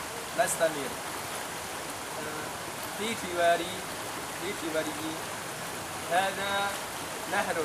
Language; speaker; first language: Arabic; non-native, learner; Indonesian